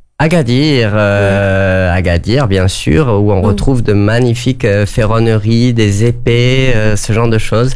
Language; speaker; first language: French; native; French